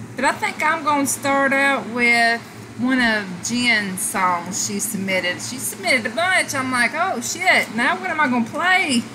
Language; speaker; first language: English; native; English